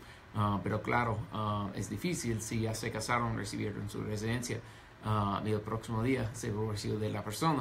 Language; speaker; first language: Spanish; non-native, fluent; English